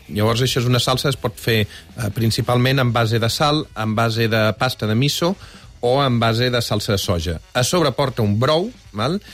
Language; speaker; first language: Catalan; native; Catalan